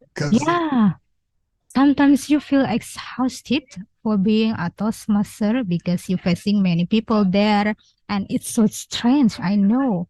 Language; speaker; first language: English; non-native, learner; Indonesian